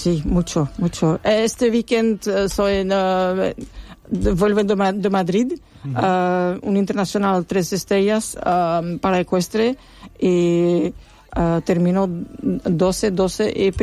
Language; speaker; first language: Spanish; non-native, learner; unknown